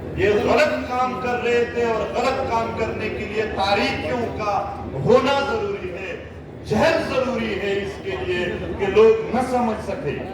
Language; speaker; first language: Urdu; non-native, local second language; Pashto